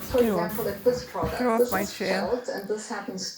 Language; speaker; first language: English; non-native, fluent; Italian